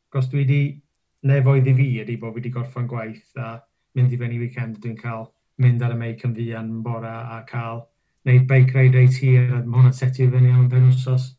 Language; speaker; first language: Welsh; non-native, local second language; English